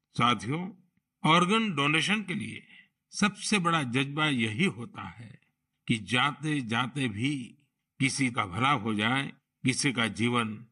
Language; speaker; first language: Hindi; non-native, local second language; Gujarati